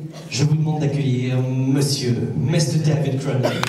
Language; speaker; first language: French; native; French